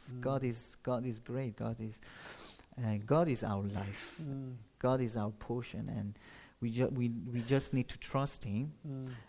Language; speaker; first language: English; non-native, learner; Persian